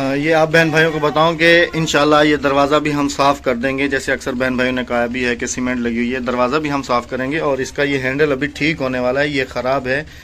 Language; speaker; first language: Urdu; non-native, local second language; Punjabi